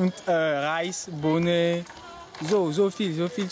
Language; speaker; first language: German; non-native, learner; French